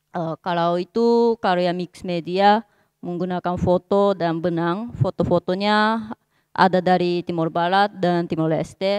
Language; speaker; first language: Indonesian; non-native, fluent; Japanese